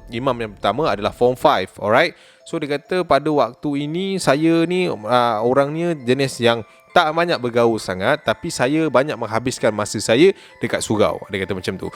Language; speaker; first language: Malay; native; Malay